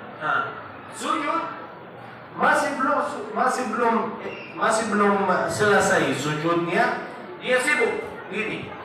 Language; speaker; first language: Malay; non-native, fluent; Arabic